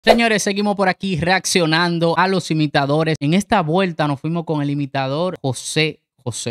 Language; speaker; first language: Spanish; native; Spanish